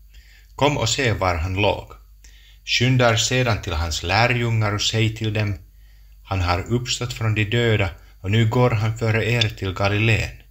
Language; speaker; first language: Swedish; non-native, local second language; Finnish